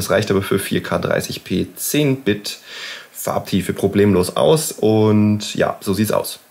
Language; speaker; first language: German; native; German